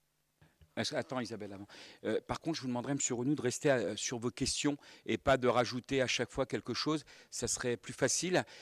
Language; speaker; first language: French; native; French